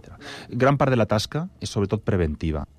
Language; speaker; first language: Catalan; native; Catalan